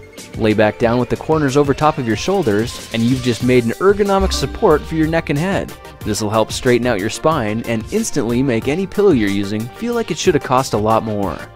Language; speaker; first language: English; native; English